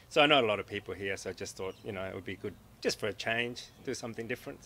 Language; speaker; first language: English; native; English